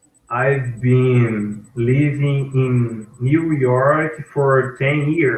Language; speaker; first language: English; non-native, learner; Portuguese